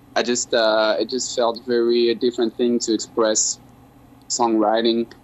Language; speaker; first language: English; non-native, fluent; French